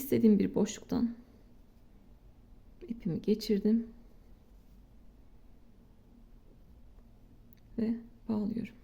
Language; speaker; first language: Turkish; native; Turkish